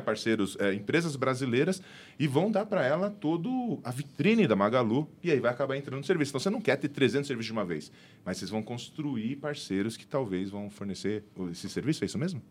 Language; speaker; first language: Portuguese; native; Portuguese